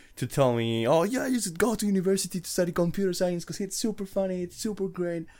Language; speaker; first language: English; non-native, fluent; Spanish